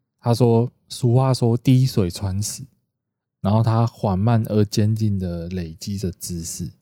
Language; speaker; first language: Chinese; native; Chinese